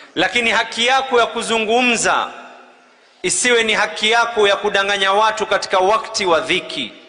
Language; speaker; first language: Swahili; native; Swahili